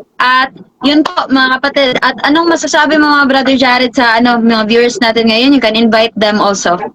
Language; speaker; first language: Filipino; non-native, local second language; Cebuano